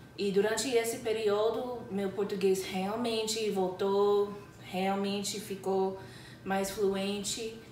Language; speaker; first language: Portuguese; non-native, fluent; English